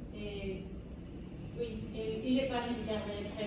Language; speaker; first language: French; non-native, learner; Spanish